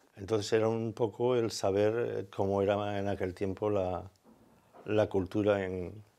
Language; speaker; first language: Spanish; native; Spanish